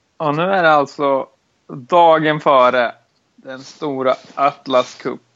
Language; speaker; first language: Swedish; native; Swedish